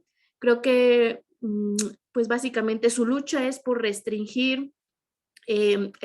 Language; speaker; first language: Spanish; native; Spanish